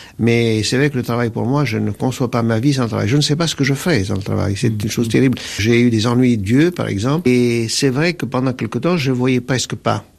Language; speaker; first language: French; non-native, local second language; Arabic